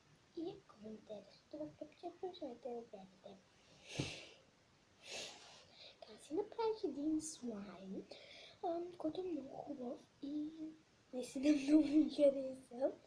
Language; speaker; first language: Bulgarian; native; Bulgarian